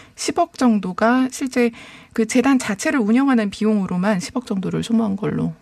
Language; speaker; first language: Korean; native; Korean